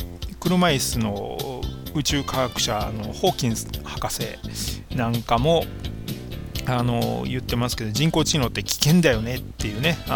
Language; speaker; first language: Japanese; native; Japanese